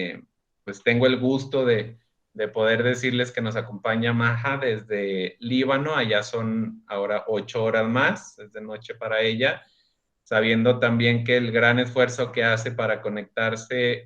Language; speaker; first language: Spanish; native; Spanish